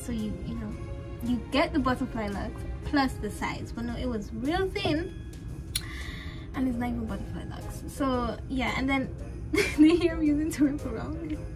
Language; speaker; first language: English; native; English